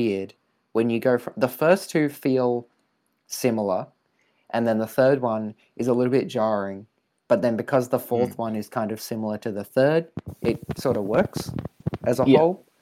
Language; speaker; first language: English; native; English